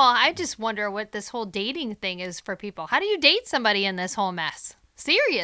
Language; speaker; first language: English; native; English